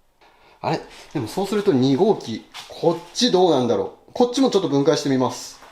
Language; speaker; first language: Japanese; native; Japanese